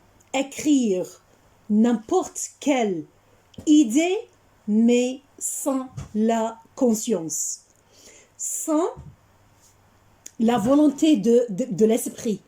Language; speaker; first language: French; non-native, fluent; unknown